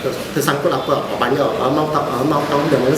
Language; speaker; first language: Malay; non-native, local second language; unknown